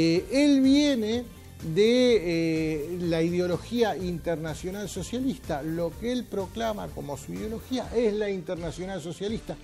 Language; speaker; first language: Spanish; native; Spanish